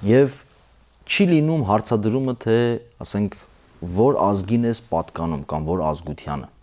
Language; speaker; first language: Armenian; native; Armenian